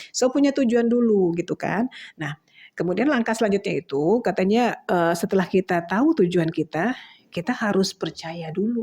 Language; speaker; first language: Indonesian; native; Indonesian